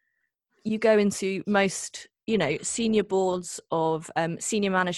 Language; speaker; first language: English; native; English